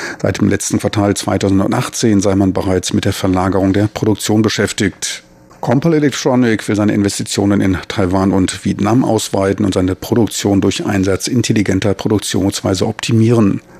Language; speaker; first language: German; native; German